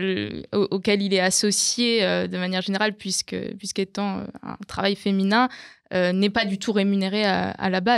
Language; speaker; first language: French; native; French